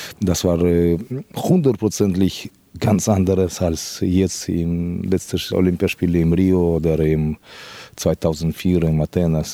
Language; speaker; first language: German; non-native, fluent; Russian